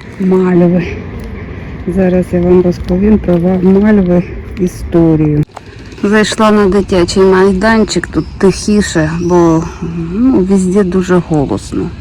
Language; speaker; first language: Ukrainian; non-native, local second language; Russian